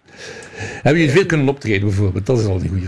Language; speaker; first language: Dutch; native; Dutch